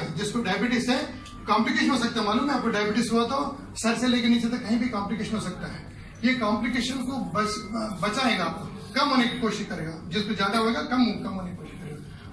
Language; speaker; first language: Hindi; native; Hindi